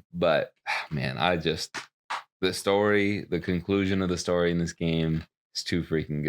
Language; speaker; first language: English; native; English